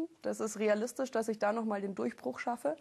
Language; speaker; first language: German; native; German